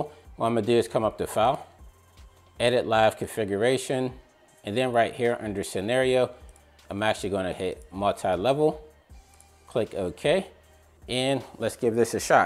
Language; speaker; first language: English; native; English